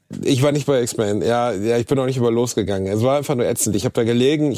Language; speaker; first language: German; native; German